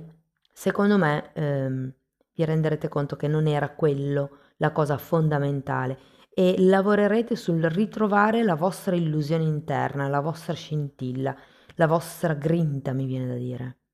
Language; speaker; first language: Italian; native; Italian